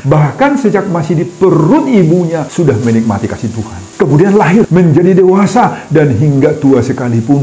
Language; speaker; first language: Indonesian; non-native, local second language; Batak Toba